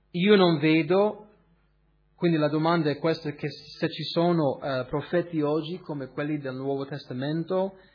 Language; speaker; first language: Italian; early bilingual, other home language; English